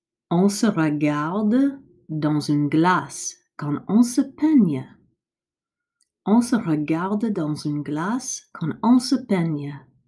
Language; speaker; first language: French; non-native, fluent; English